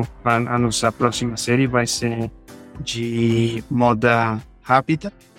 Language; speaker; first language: Portuguese; non-native, fluent; Spanish